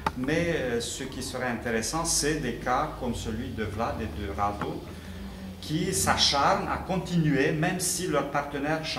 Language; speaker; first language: French; non-native, fluent; Romanian